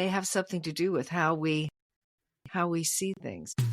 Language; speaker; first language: English; native; English